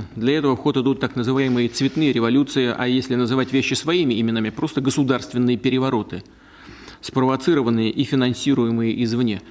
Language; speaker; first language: Russian; native; Russian